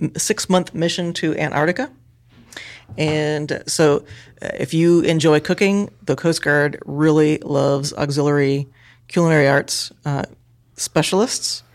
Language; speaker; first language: English; native; English